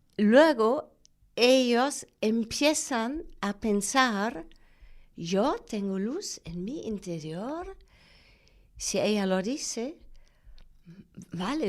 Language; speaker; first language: Spanish; non-native, fluent; German